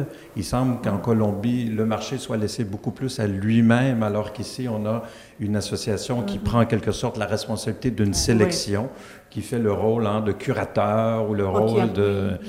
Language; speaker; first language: French; native; French